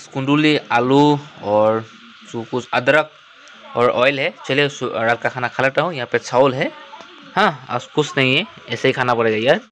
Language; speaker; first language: Hindi; non-native, local second language; Assamese